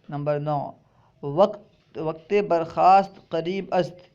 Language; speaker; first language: Persian; non-native, fluent; Urdu